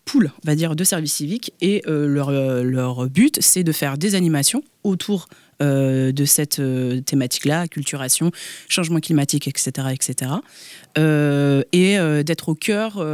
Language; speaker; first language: French; native; French